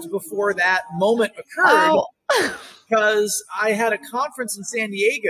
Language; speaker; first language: English; native; English